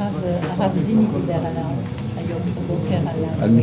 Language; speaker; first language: Hebrew; non-native, fluent; French